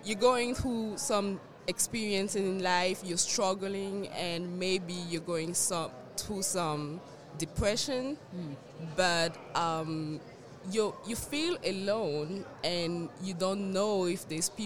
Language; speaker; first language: English; non-native, local second language; French